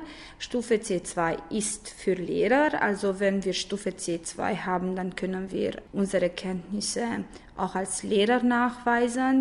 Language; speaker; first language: German; non-native, fluent; Romanian